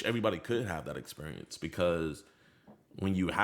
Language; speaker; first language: English; native; English